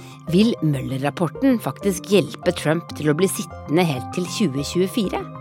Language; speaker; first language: Norwegian; native; Norwegian